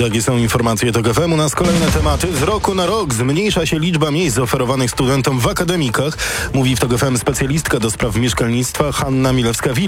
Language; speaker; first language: Polish; native; Polish